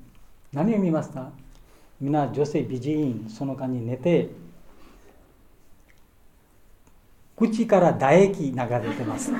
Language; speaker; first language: Japanese; non-native, learner; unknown